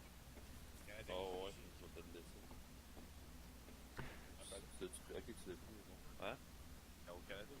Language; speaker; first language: French; native; French